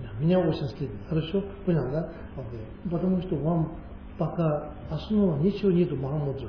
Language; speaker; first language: Russian; non-native, learner; Tibetan